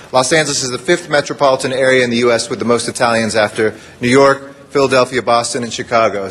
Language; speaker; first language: English; early bilingual, other home language; Italian